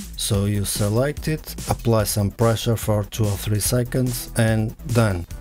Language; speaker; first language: English; non-native, fluent; Portuguese